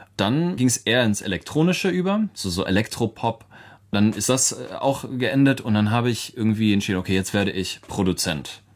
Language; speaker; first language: German; native; German